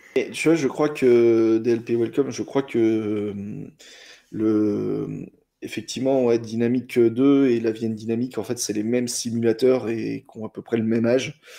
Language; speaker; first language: French; native; French